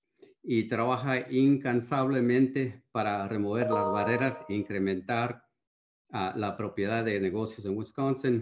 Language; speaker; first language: Spanish; early bilingual, heritage; Spanish